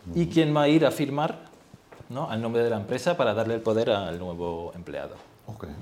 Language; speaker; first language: Spanish; non-native, fluent; German